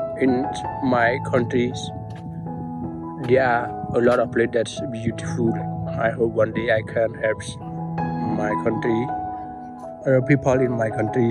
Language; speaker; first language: English; non-native, learner; Khmer